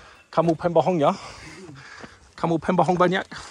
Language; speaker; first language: Indonesian; non-native, learner; English